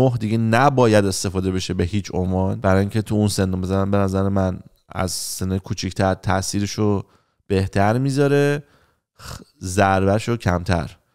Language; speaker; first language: Persian; native; Persian